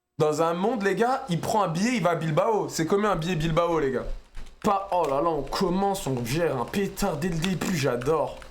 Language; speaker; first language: French; native; French